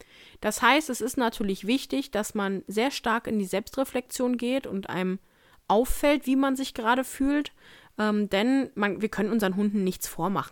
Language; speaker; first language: German; native; German